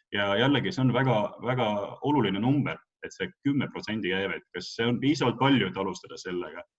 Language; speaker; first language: Estonian; non-native, local second language; Russian